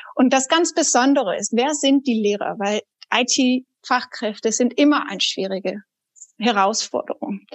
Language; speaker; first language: German; non-native, fluent; Danish